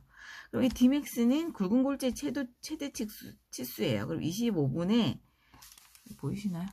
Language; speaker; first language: Korean; native; Korean